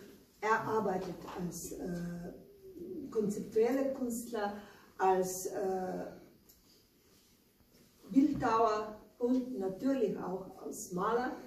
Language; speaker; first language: German; non-native, learner; Slovenian